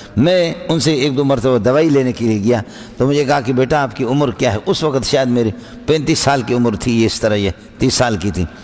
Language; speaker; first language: Urdu; non-native, local second language; Brahui